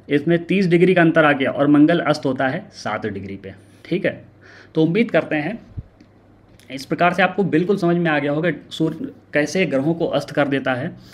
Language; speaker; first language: Hindi; native; Hindi